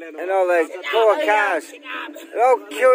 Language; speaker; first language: English; non-native, learner; Thai